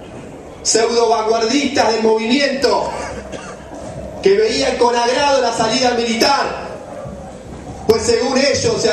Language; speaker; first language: Spanish; native; Spanish